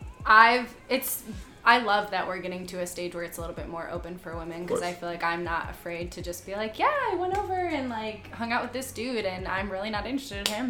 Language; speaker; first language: English; native; English